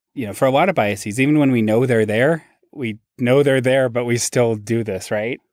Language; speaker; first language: English; native; English